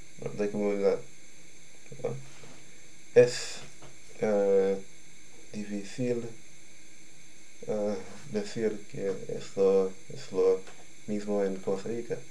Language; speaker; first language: Spanish; non-native, learner; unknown